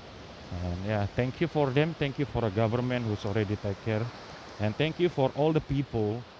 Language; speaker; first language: English; non-native, learner; Indonesian